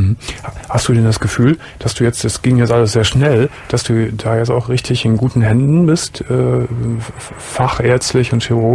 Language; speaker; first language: German; native; German